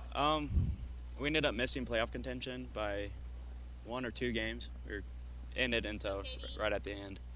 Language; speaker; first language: English; native; English